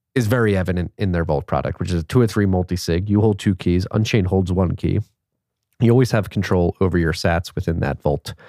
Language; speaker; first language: English; native; English